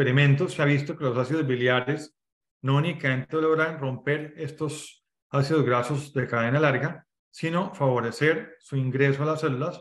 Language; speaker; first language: Spanish; native; Spanish